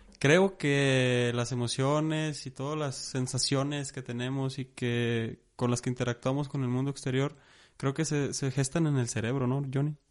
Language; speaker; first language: Spanish; native; Spanish